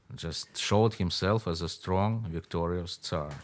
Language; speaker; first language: English; non-native, fluent; Russian